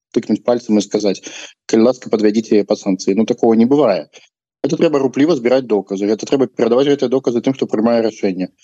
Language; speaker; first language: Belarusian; non-native, local second language; Russian